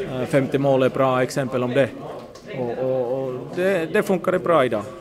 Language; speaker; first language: Swedish; non-native, fluent; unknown